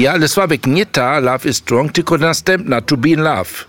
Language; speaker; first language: Polish; early bilingual, heritage; German